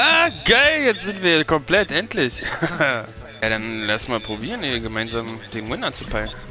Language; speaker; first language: German; native; German